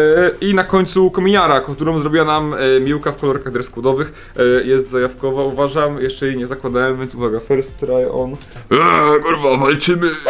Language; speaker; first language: Polish; native; Polish